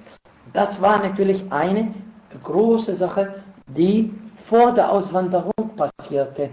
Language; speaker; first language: German; non-native, fluent; Arabic